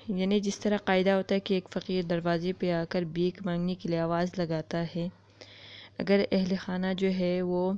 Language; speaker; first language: Urdu; non-native, local second language; Pashto